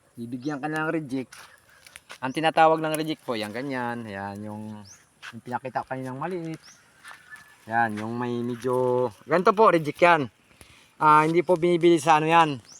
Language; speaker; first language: Filipino; non-native, local second language; Iloko